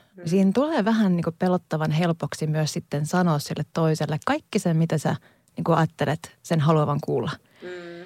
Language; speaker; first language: Finnish; native; Finnish